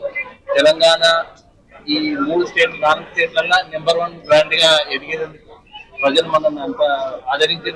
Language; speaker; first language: Telugu; native; Telugu